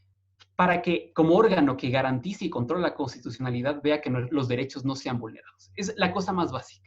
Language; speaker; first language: Spanish; native; Spanish